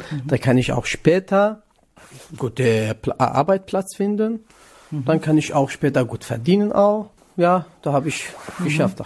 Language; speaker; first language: German; non-native, learner; Kurdish